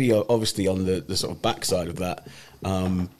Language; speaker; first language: English; native; English